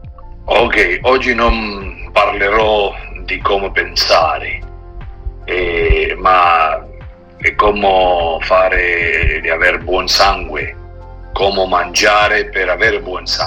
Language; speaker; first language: Italian; non-native, learner; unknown